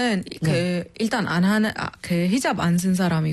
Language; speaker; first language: Korean; non-native, fluent; Arabic